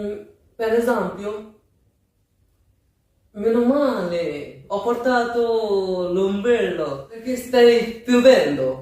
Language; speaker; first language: Italian; non-native, learner; Bangla